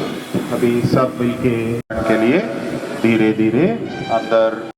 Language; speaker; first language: Hindi; non-native, local second language; Telugu